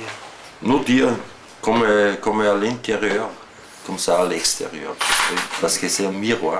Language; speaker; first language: French; non-native, learner; German